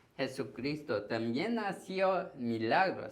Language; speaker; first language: Spanish; non-native, learner; Korean